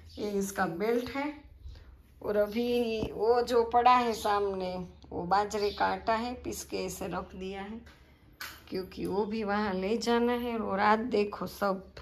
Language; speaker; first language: Hindi; non-native, local second language; Gujarati